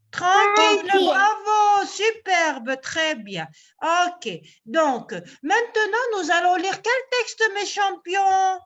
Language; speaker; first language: French; non-native, local second language; Arabic